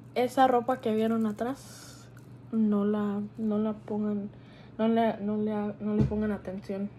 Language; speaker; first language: Spanish; early bilingual, heritage; Spanish